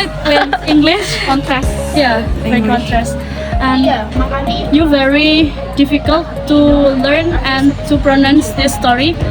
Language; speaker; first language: English; non-native, learner; Indonesian